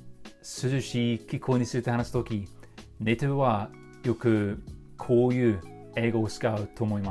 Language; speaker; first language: Japanese; non-native, fluent; English